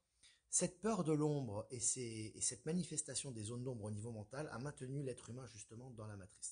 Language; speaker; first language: French; native; French